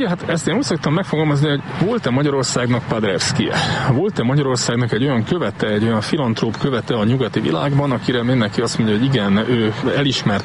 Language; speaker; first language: Hungarian; native; Hungarian